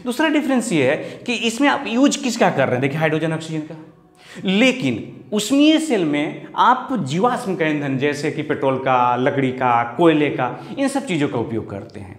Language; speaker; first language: Hindi; native; Hindi